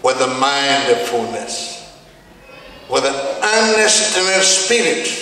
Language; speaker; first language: English; non-native, learner; Burmese